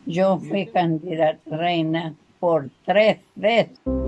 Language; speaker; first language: Spanish; native; Spanish